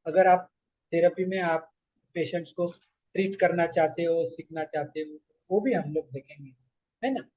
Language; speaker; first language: Hindi; non-native, local second language; Marathi